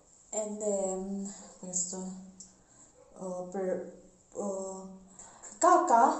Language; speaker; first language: Italian; non-native, learner; Mizo